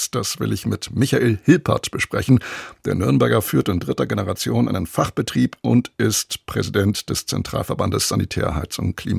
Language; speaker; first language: German; native; German